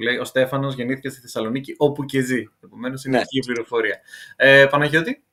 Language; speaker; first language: Greek; native; Greek